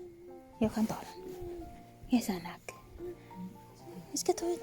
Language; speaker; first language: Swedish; non-native, learner; Filipino